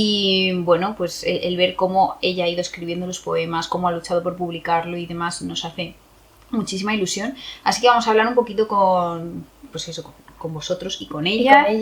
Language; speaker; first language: Spanish; native; Spanish